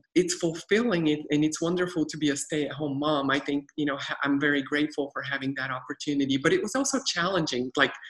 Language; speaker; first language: English; non-native, fluent; Bulgarian